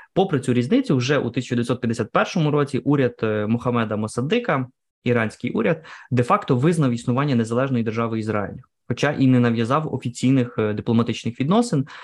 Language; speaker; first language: Ukrainian; native; Ukrainian